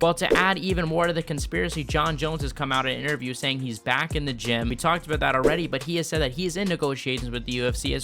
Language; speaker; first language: English; native; English